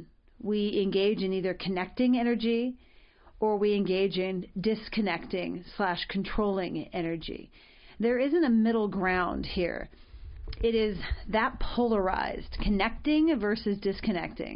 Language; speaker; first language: English; native; English